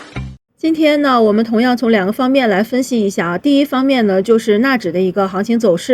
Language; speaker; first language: Chinese; native; Chinese